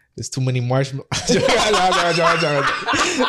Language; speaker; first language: English; native; English